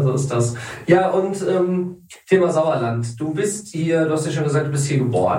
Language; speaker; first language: German; native; German